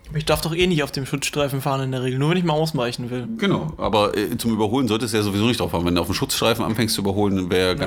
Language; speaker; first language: German; native; German